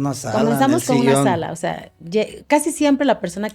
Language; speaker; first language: Spanish; native; Spanish